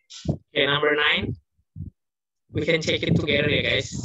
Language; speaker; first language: English; non-native, fluent; Indonesian